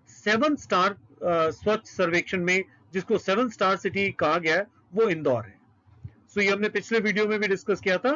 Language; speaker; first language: Hindi; native; Hindi